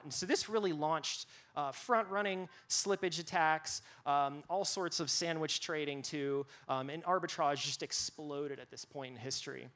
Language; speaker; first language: English; native; English